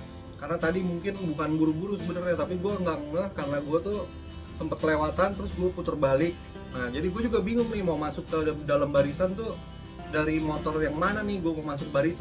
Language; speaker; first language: Indonesian; native; Indonesian